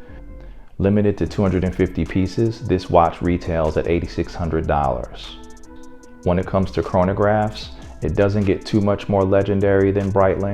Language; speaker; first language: English; native; English